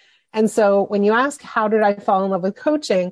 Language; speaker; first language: English; native; English